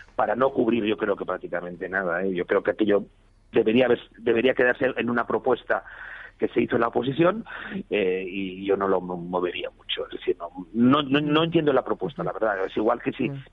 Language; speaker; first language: Spanish; native; Spanish